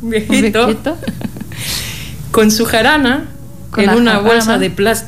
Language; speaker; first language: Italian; non-native, learner; Spanish